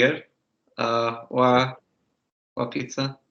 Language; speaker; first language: Arabic; non-native, learner; English